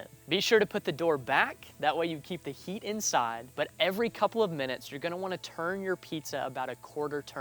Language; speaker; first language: English; native; English